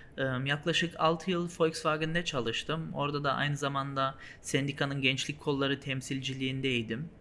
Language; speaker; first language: Turkish; early bilingual, heritage; Turkish